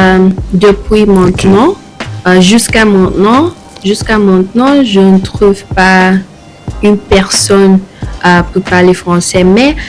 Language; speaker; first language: French; non-native, learner; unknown